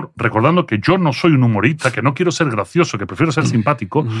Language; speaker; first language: Spanish; early bilingual, other home language; French